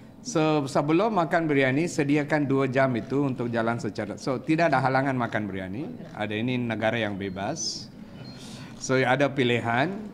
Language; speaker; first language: Malay; non-native, local second language; Tamil